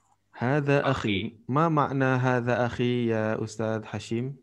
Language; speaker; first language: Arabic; non-native, fluent; Indonesian